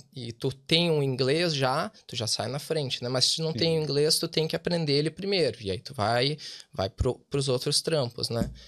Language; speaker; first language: Portuguese; native; Portuguese